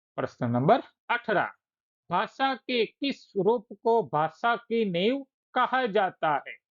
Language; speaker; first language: Hindi; non-native, local second language; Gujarati